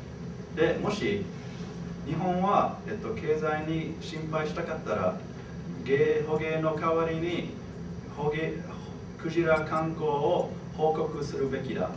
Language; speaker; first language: Japanese; non-native, fluent; English